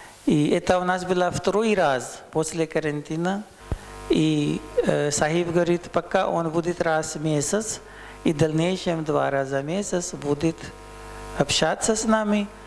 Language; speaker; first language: Russian; non-native, learner; Hindi